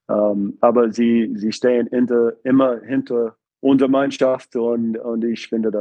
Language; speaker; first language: German; non-native, fluent; English